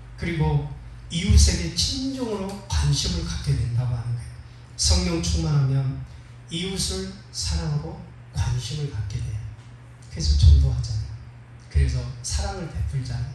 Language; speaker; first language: Korean; native; Korean